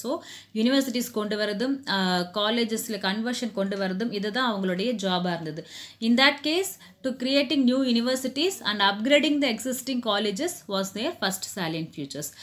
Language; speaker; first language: English; non-native, local second language; Tamil